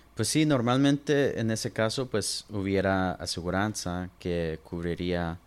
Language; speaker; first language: Spanish; early bilingual, heritage; Spanish